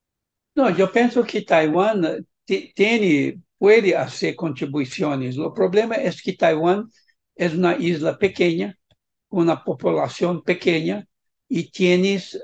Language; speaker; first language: Spanish; non-native, fluent; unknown